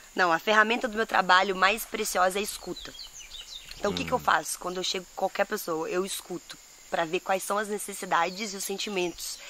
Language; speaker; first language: Portuguese; native; Portuguese